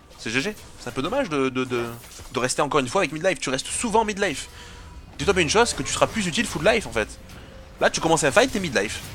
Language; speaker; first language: French; native; French